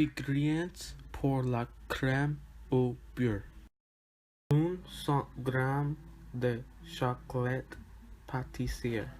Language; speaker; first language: French; non-native, learner; English